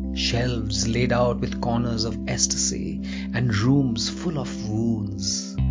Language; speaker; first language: English; non-native, local second language; Hindi